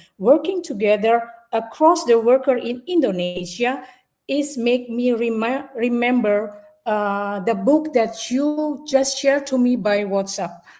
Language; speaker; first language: English; non-native, fluent; Indonesian